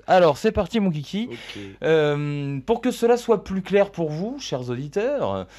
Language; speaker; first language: French; native; French